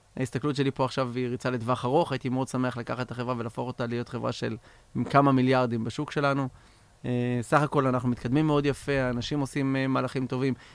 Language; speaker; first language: Hebrew; native; Hebrew